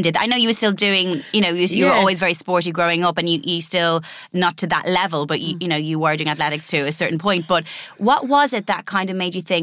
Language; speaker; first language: English; native; English